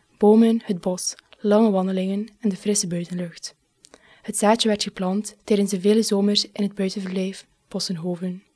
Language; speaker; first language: Dutch; native; Dutch